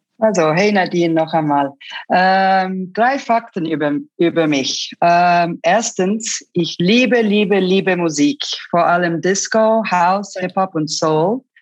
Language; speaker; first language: German; early bilingual, other home language; Turkish